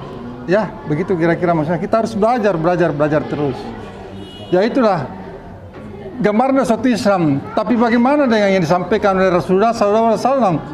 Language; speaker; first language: Indonesian; native; Indonesian